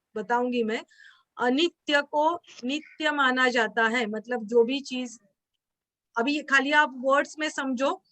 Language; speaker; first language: Hindi; non-native, local second language; Marathi